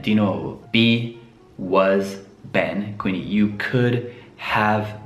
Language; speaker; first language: English; native; English